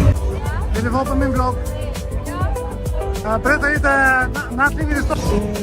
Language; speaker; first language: Swedish; non-native, fluent; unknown